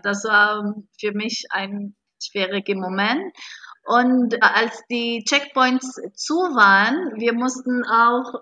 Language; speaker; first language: German; non-native, fluent; Arabic